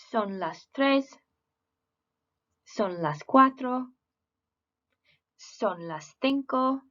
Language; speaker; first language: Spanish; non-native, fluent; English